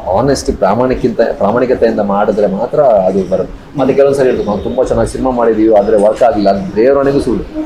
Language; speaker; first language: Kannada; non-native, local second language; Tulu